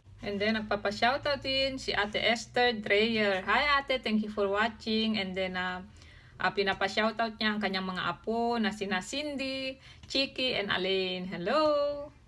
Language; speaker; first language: Filipino; native; Filipino